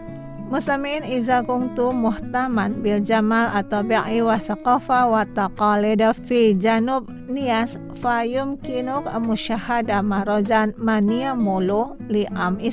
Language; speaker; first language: Arabic; non-native, fluent; Indonesian